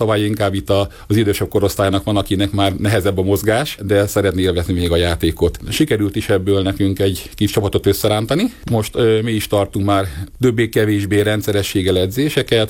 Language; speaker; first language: Hungarian; native; Hungarian